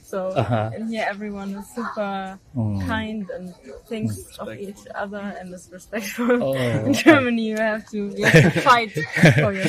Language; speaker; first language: English; non-native, fluent; German